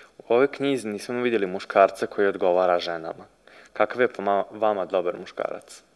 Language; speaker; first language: Serbian; native; Serbian